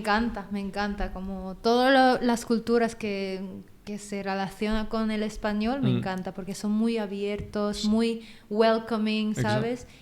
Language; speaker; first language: Spanish; non-native, fluent; Filipino